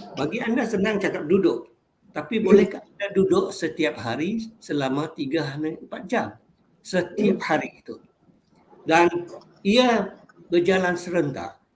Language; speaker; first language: Malay; non-native, local second language; Chinese